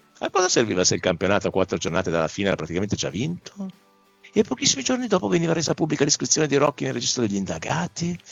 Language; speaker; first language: Italian; native; Italian